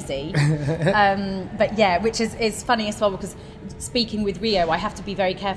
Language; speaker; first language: English; native; English